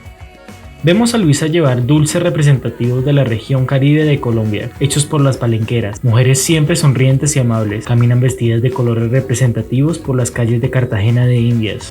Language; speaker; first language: Spanish; native; Spanish